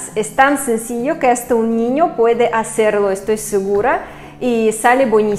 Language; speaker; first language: Spanish; non-native, fluent; Russian